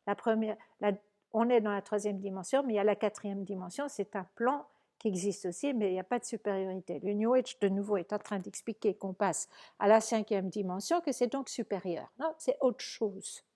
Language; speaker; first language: French; native; French